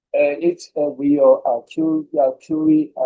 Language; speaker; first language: English; non-native, learner; Chinese